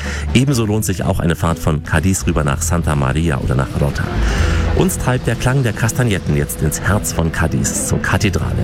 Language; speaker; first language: German; native; German